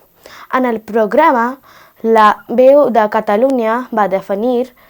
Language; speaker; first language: Catalan; non-native, learner; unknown